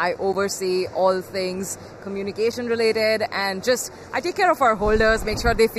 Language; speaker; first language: English; native; English